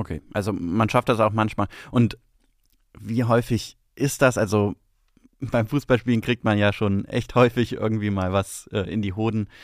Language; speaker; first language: German; native; German